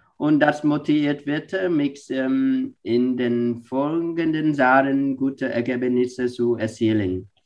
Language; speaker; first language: German; non-native, learner; Vietnamese